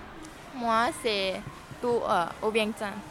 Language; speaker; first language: French; non-native, learner; Lao